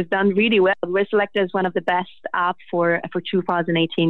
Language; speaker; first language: English; non-native, fluent; Italian